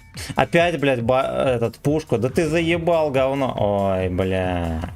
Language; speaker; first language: Russian; native; Russian